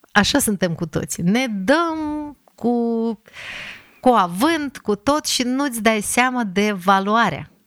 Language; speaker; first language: Romanian; non-native, fluent; Russian